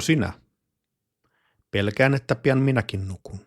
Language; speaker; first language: Finnish; native; Finnish